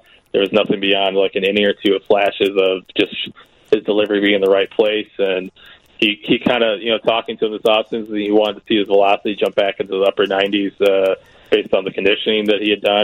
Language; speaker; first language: English; native; English